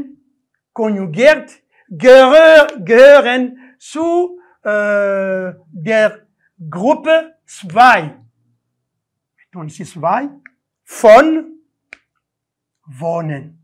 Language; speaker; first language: German; non-native, learner; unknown